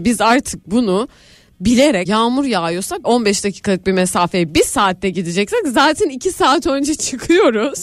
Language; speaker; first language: Turkish; native; Turkish